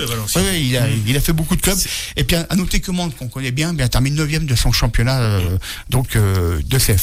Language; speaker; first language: French; native; French